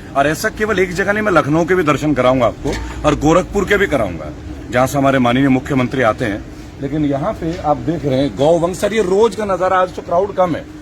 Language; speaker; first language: Hindi; non-native, local second language; Bangla